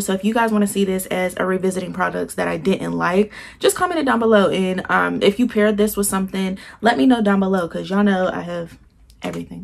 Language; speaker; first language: English; native; English